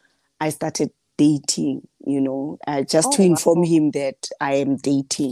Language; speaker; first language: English; non-native, local second language; Southern Sotho